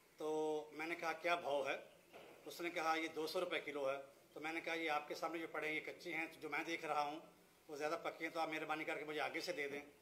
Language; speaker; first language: Urdu; non-native, local second language; Punjabi